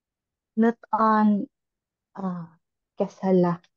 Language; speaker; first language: Finnish; non-native, learner; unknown